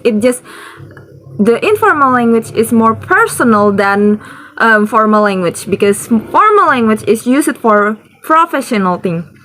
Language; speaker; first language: English; non-native, learner; Indonesian